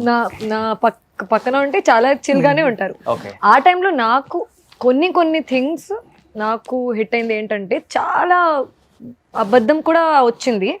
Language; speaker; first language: Telugu; non-native, fluent; Hindi